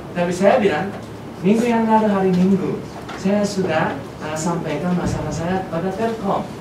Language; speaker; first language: Indonesian; non-native, fluent; Japanese